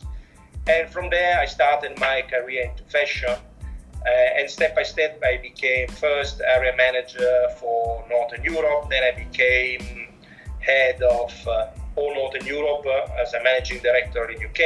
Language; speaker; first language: English; non-native, fluent; Italian